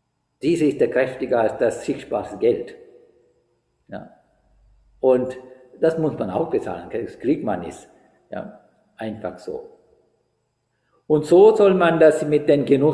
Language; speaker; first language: German; non-native, fluent; Sinhala